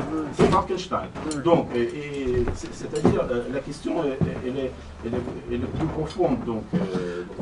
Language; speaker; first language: French; non-native, learner; Russian